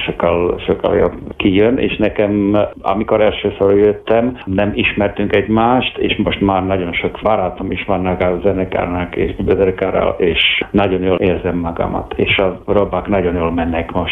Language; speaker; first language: Hungarian; non-native, fluent; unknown